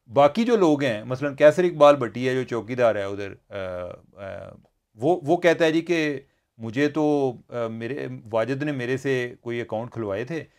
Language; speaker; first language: Urdu; non-native, local second language; Punjabi